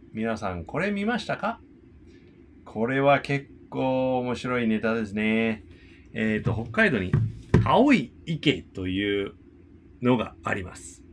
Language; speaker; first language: Japanese; non-native, fluent; English